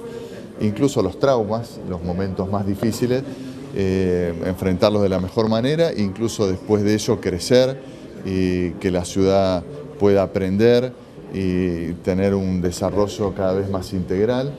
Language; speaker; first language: Spanish; native; Spanish